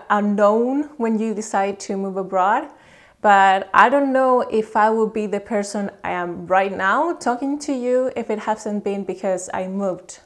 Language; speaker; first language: English; non-native, fluent; Spanish